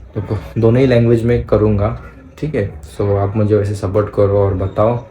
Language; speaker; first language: Hindi; non-native, local second language; Marathi